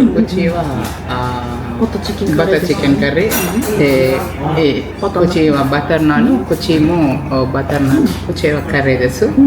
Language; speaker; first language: Japanese; non-native, learner; Telugu